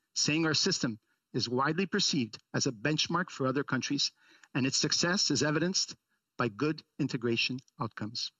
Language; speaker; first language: English; early bilingual, other home language; Italian